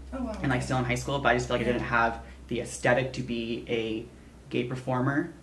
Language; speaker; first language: English; native; English